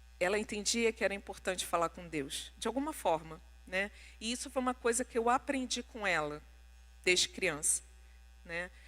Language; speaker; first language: Portuguese; non-native, local second language; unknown